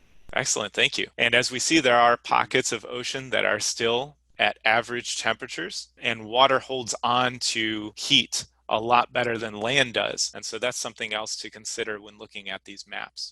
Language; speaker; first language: English; native; English